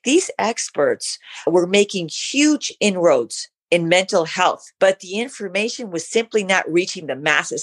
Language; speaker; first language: English; early bilingual, other home language; Spanish